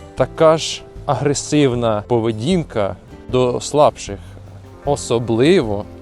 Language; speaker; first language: Ukrainian; native; Ukrainian